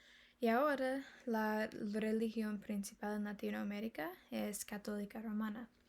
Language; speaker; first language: Spanish; non-native, learner; English